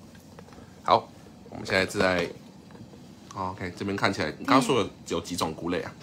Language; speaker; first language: Chinese; native; Chinese